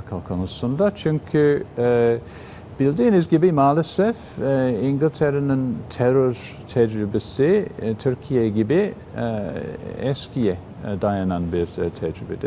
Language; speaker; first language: Turkish; non-native, fluent; English